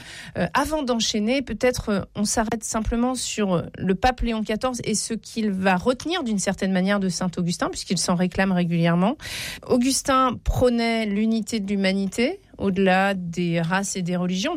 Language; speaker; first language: French; native; French